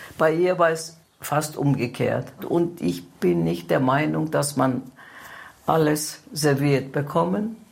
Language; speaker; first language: German; non-native, fluent; Greek